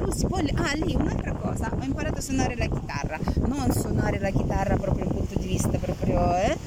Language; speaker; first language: Italian; non-native, fluent; Uzbek